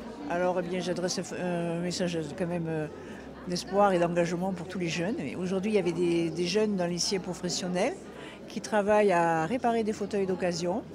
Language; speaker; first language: French; native; French